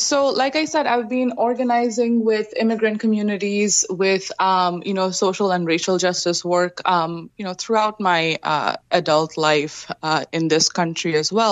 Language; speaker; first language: English; non-native, local second language; Bangla